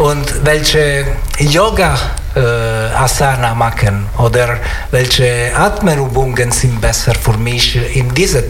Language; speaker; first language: German; non-native, learner; Italian